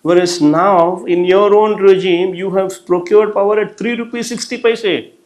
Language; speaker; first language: English; non-native, local second language; Telugu